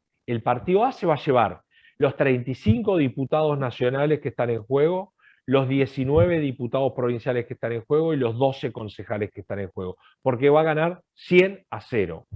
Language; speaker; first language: Spanish; native; Spanish